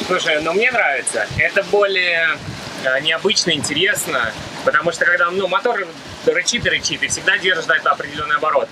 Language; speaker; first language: Russian; native; Russian